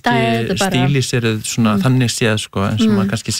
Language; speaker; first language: Icelandic; native; Icelandic